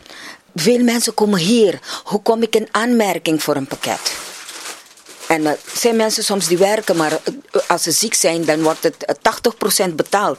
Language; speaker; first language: Dutch; non-native, local second language; Papiamento